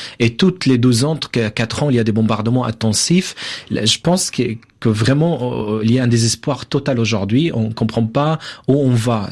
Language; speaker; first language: French; non-native, fluent; Arabic